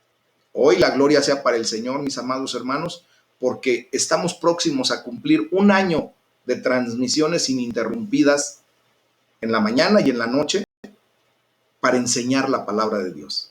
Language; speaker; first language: Spanish; native; Spanish